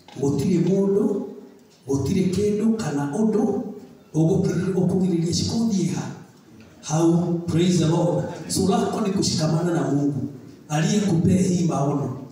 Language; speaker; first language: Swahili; non-native, local second language; Kikuyu